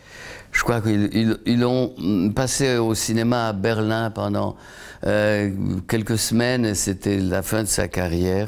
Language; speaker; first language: French; non-native, fluent; Polish